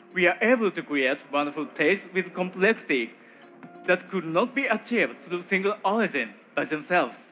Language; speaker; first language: English; non-native, learner; Japanese